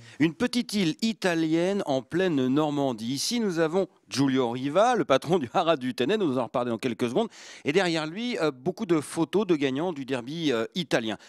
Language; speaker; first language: French; native; French